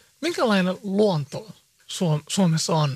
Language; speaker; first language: Finnish; non-native, local second language; Somali